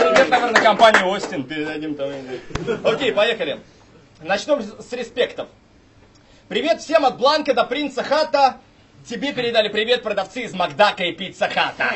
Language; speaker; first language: Russian; native; Russian